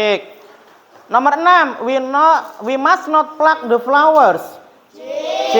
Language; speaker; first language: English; non-native, fluent; Indonesian